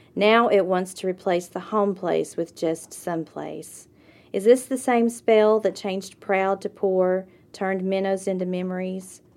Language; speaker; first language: English; native; English